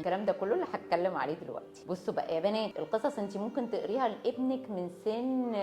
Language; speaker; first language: Arabic; native; Arabic